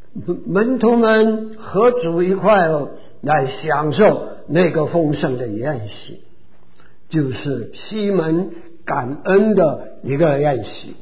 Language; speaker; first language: Chinese; native; Chinese